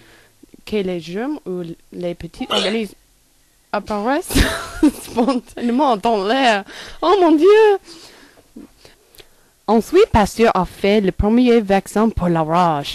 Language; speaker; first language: French; non-native, learner; English